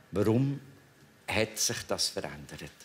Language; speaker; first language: German; native; German